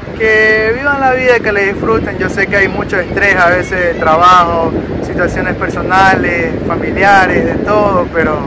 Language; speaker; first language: Spanish; native; Spanish